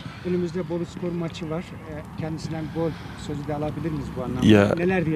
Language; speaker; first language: Turkish; native; Turkish